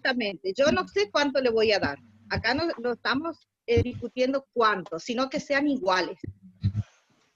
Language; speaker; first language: Spanish; native; Spanish